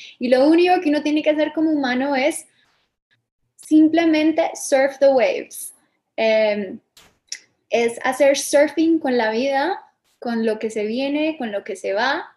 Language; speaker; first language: Spanish; early bilingual, other home language; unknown